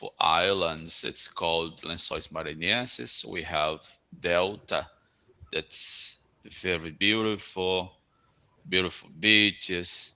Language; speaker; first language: English; non-native, fluent; Portuguese